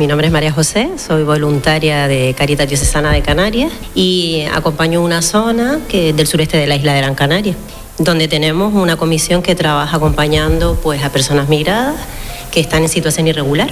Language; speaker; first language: Spanish; native; Spanish